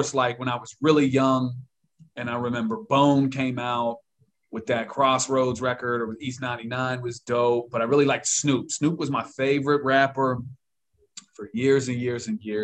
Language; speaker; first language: English; native; English